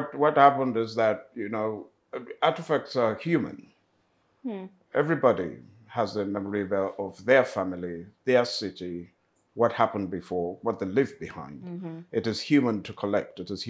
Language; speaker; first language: English; native; English